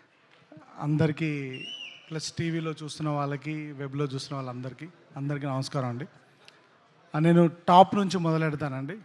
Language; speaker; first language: Telugu; native; Telugu